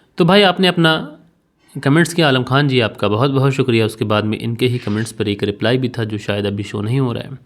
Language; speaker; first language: Hindi; native; Hindi